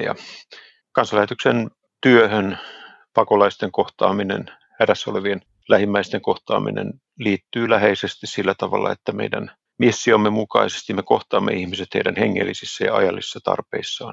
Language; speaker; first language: Finnish; native; Finnish